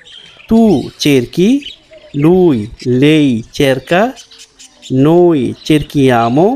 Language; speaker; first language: Italian; non-native, fluent; Bangla